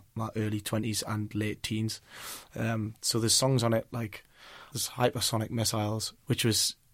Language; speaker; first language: English; native; English